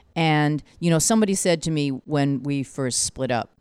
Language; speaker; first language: English; native; English